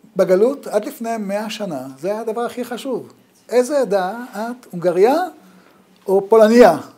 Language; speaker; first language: Hebrew; native; Hebrew